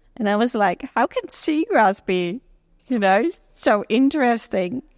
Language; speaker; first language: English; non-native, fluent; Dutch